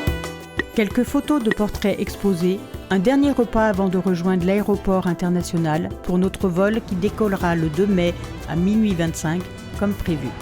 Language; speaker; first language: French; native; French